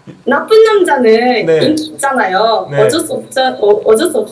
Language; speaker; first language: Korean; non-native, fluent; Japanese